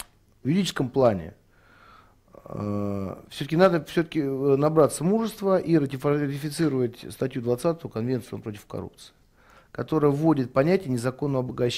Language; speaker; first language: Russian; native; Russian